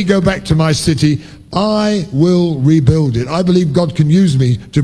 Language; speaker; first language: English; native; English